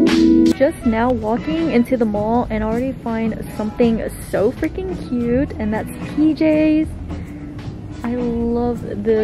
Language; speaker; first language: English; native; English